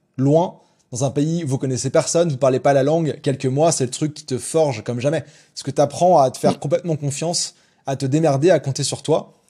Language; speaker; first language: French; native; French